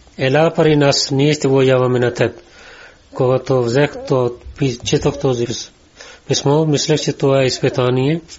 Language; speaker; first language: Bulgarian; non-native, learner; Urdu